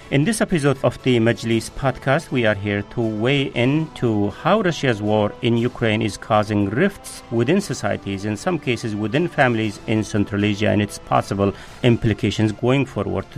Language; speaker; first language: English; non-native, fluent; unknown